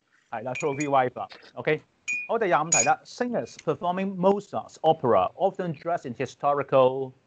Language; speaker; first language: English; non-native, local second language; Cantonese